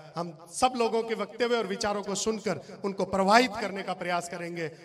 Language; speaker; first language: Hindi; non-native, local second language; Marwari